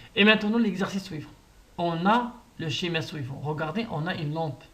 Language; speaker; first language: French; non-native, local second language; Arabic